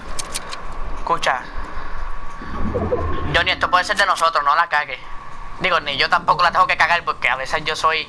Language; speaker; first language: Spanish; native; Spanish